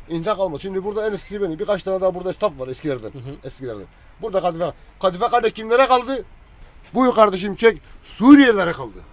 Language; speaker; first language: Turkish; native; Turkish